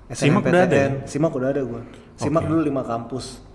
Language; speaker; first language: Indonesian; native; Indonesian